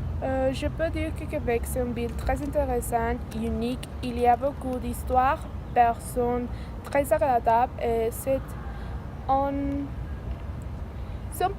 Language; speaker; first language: French; non-native, learner; Spanish